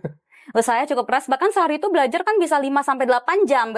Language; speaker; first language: Indonesian; native; Indonesian